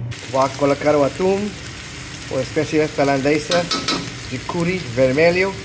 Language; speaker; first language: Portuguese; non-native, learner; English